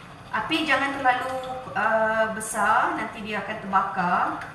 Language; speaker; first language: Malay; non-native, local second language; Tamil